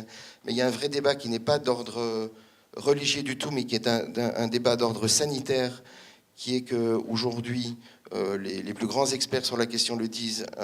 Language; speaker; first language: French; native; French